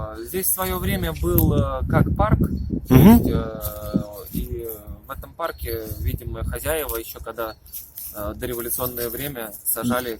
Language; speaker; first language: Russian; native; Russian